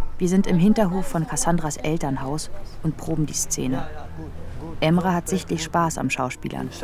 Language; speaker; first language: German; native; German